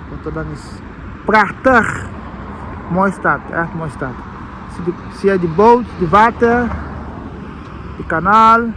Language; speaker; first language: Dutch; non-native, learner; Portuguese